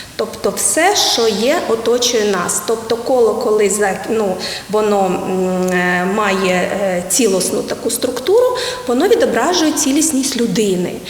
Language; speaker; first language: Ukrainian; native; Ukrainian